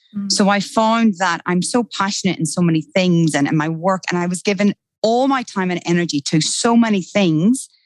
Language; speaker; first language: English; native; English